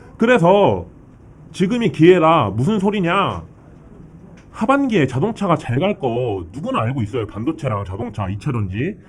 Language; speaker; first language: Korean; early bilingual, heritage; Korean